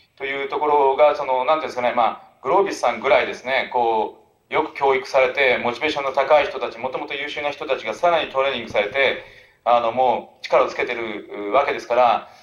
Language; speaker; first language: Japanese; native; Japanese